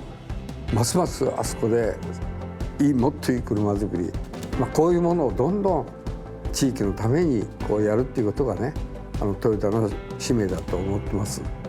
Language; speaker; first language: Japanese; native; Japanese